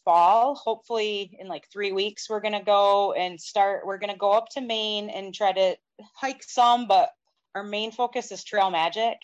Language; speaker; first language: English; native; English